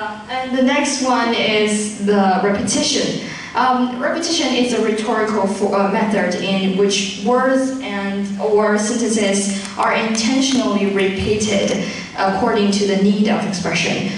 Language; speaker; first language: English; non-native, fluent; Chinese